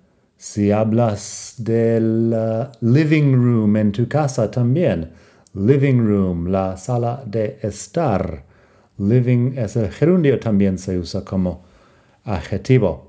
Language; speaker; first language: Spanish; non-native, fluent; English